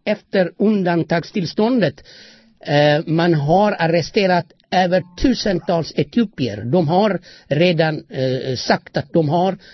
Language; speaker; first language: Swedish; non-native, fluent; Amharic